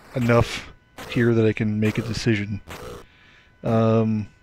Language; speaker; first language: English; native; English